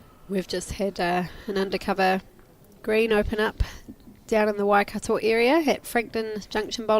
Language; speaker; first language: English; native; English